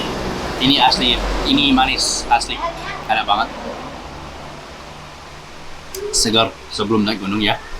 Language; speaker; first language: Indonesian; non-native, fluent; English